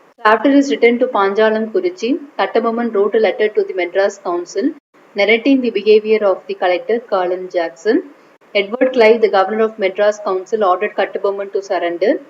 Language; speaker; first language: English; non-native, local second language; Tamil